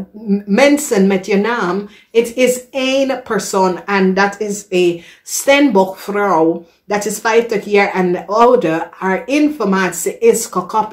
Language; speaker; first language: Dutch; non-native, learner; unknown